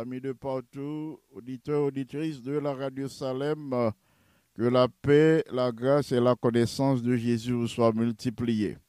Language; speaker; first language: French; non-native, local second language; Haitian Creole